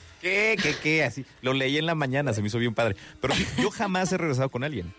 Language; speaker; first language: Spanish; native; Spanish